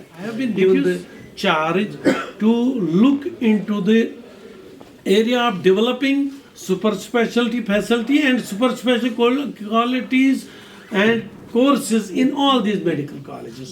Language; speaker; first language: English; non-native, local second language; Kashmiri